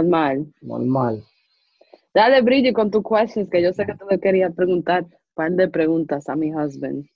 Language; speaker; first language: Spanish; early bilingual, heritage; Spanish